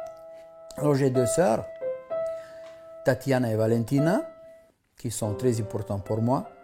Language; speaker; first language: French; non-native, fluent; Macedonian